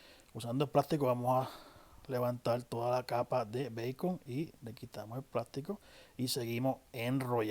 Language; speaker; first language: Spanish; native; Spanish